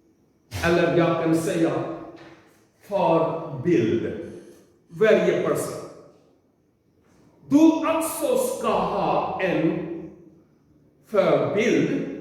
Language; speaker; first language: Swedish; non-native, learner; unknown